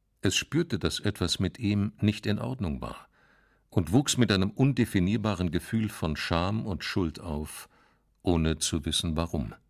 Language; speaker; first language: German; native; German